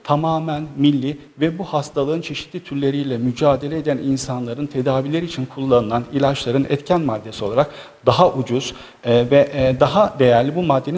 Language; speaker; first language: Turkish; native; Turkish